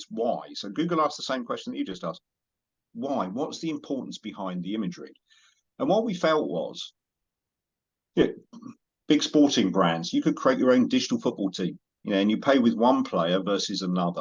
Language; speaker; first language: English; native; English